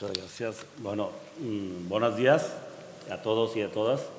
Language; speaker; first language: Spanish; non-native, learner; Bangla